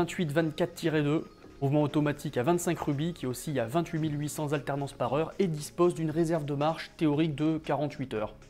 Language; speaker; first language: French; native; French